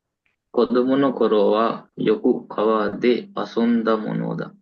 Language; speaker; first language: Japanese; non-native, learner; Sinhala